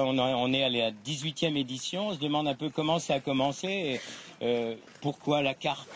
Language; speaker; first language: French; native; French